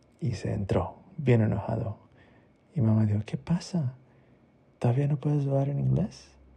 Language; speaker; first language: Spanish; early bilingual, heritage; Spanish